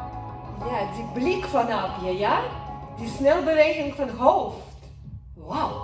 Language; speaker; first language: Dutch; non-native, learner; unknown